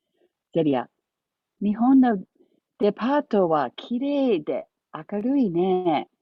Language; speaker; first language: Japanese; non-native, fluent; English